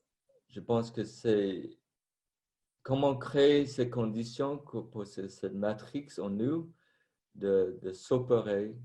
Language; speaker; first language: French; non-native, fluent; Vietnamese